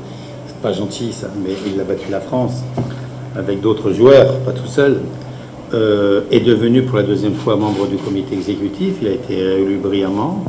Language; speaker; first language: French; native; French